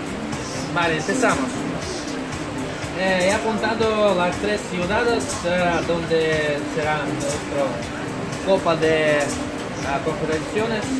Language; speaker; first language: Spanish; non-native, fluent; Russian